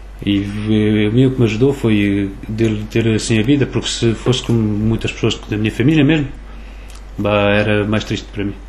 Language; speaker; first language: Portuguese; early bilingual, other home language; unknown